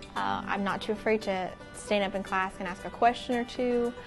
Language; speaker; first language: English; native; English